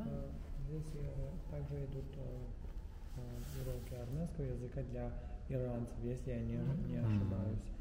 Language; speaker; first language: Russian; non-native, fluent; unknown